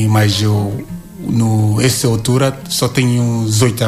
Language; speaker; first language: Portuguese; non-native, learner; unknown